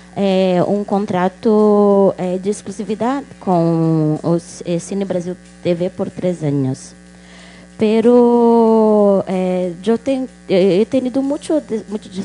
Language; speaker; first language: Portuguese; non-native, local second language; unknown